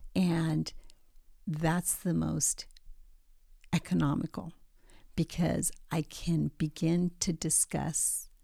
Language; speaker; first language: English; early bilingual, other home language; Spanish